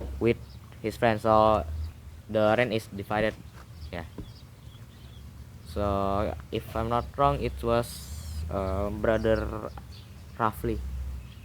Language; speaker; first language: English; non-native, learner; Indonesian